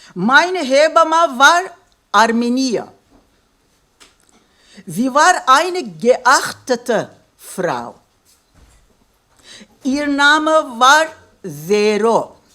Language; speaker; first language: German; non-native, fluent; Kurdish